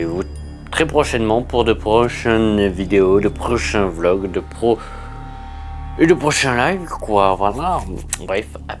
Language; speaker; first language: French; native; French